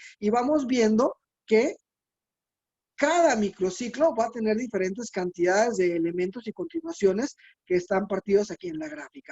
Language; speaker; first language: Spanish; native; Spanish